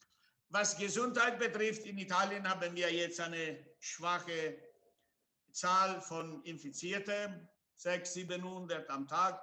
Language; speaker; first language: German; non-native, fluent; Italian